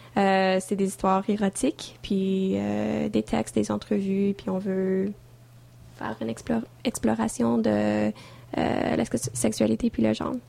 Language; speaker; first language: French; non-native, fluent; English